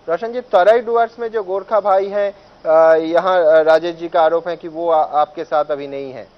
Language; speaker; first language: Hindi; non-native, local second language; Bangla